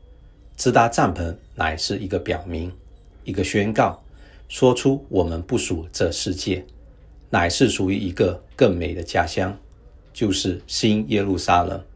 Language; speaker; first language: Chinese; native; Chinese